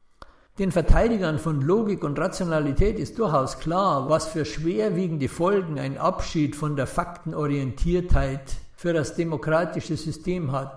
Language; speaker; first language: German; native; German